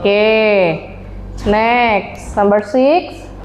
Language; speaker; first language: English; non-native, learner; Indonesian